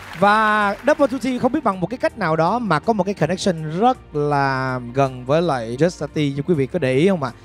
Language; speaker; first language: Vietnamese; native; Vietnamese